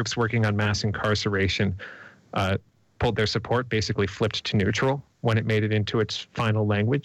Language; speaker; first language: English; native; English